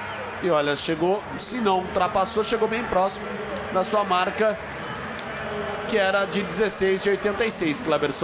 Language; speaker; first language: Portuguese; native; Portuguese